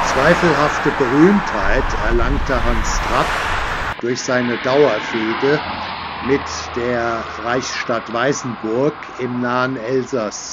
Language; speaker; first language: German; native; German